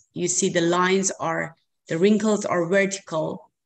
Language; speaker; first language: English; non-native, fluent; Persian